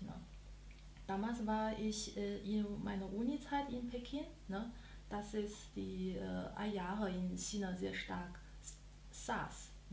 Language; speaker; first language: German; non-native, learner; Chinese